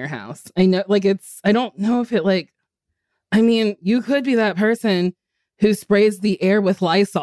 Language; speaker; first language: English; native; English